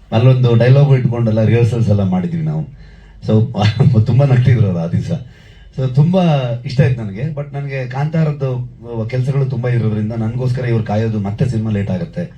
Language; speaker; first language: Kannada; native; Kannada